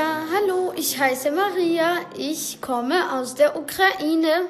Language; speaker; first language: German; non-native, learner; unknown